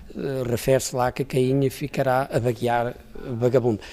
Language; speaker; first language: Portuguese; native; Portuguese